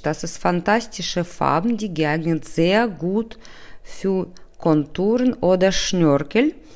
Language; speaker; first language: German; non-native, learner; Russian